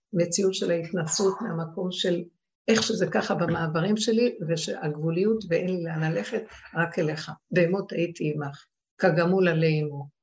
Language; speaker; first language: Hebrew; native; Hebrew